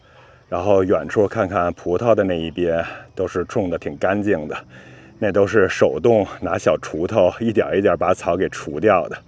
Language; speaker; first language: Chinese; native; Chinese